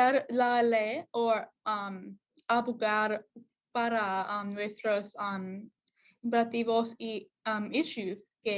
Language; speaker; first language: Spanish; non-native, learner; English